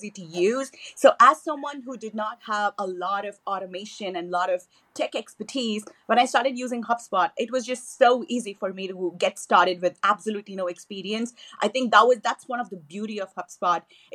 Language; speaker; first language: English; non-native, local second language; Tamil